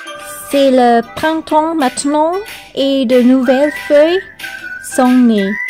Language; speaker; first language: French; non-native, learner; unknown